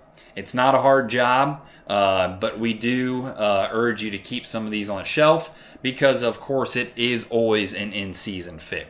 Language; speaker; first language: English; native; English